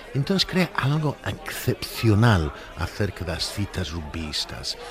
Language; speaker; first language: Spanish; non-native, fluent; English